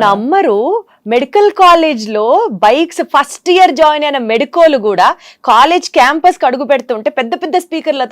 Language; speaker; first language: Telugu; native; Telugu